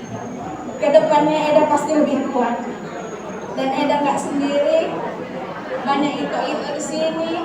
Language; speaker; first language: Indonesian; non-native, local second language; Batak Toba